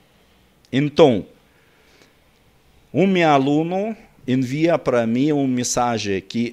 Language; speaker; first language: Portuguese; non-native, learner; Russian